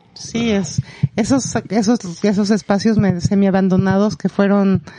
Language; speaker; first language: Spanish; native; Spanish